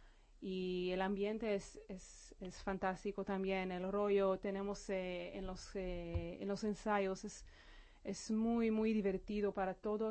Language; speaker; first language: Spanish; non-native, fluent; Hebrew